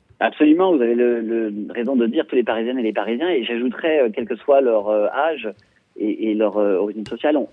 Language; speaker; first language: French; native; French